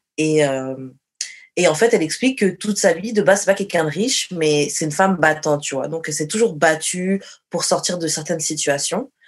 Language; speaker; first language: French; native; French